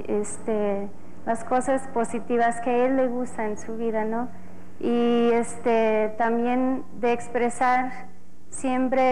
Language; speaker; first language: Spanish; non-native, fluent; English